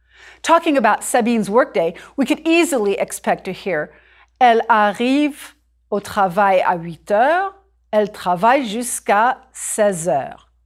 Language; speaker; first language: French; non-native, fluent; English